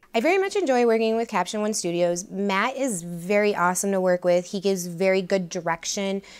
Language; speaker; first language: English; native; English